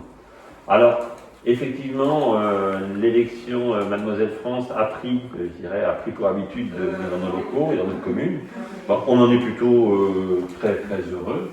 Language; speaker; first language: French; native; French